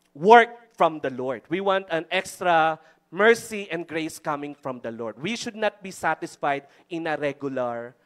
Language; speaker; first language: English; non-native, local second language; Filipino